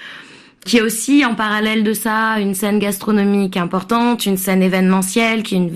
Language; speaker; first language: French; native; French